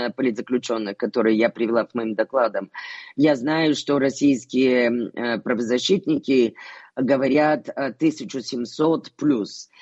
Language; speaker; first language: Russian; non-native, fluent; Bulgarian